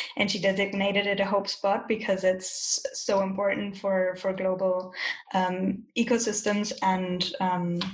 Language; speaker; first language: English; non-native, fluent; German